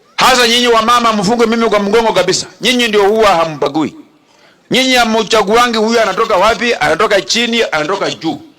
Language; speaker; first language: Swahili; non-native, local second language; Kalenjin